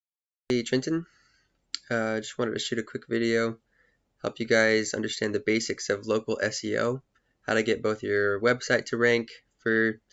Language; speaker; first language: English; native; English